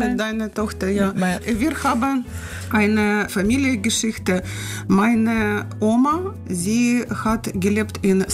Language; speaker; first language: German; non-native, learner; Russian